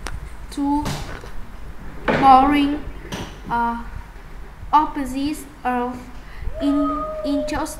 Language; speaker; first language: English; non-native, learner; Vietnamese